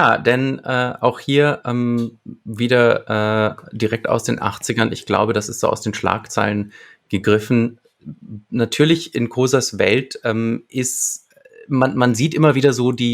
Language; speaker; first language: German; native; German